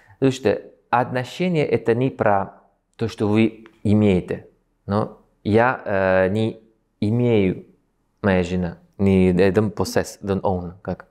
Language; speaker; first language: Russian; non-native, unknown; Italian